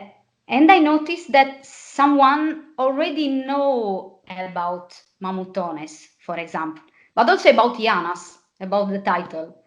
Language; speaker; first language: English; non-native, fluent; Italian